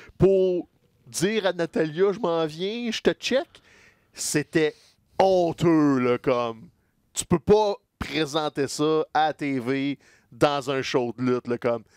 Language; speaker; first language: French; native; French